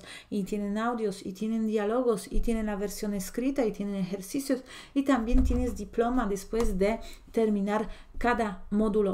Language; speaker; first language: Spanish; non-native, fluent; Polish